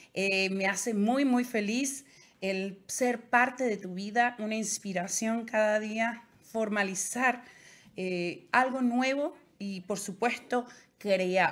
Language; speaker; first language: Spanish; native; Spanish